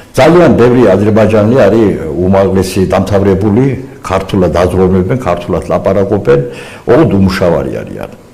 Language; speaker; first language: Georgian; non-native, local second language; Azerbaijani